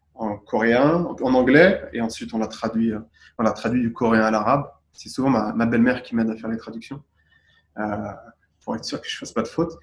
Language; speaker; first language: French; native; French